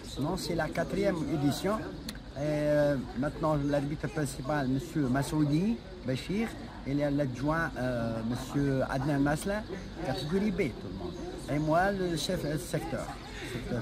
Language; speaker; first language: French; non-native, local second language; Arabic